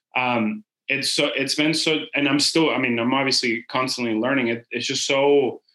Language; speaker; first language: English; non-native, fluent; Spanish